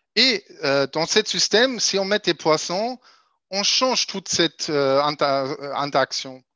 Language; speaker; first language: French; non-native, fluent; German